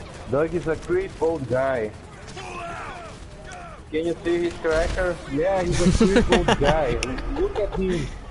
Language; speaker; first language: English; non-native, fluent; Portuguese